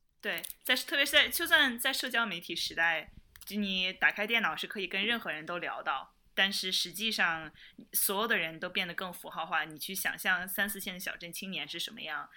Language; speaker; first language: Chinese; native; Chinese